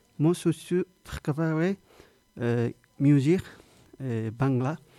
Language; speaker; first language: French; non-native, learner; Bangla